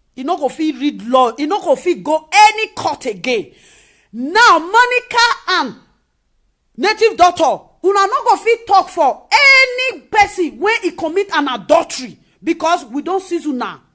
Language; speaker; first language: Nigerian Pidgin; non-native, local second language; Esan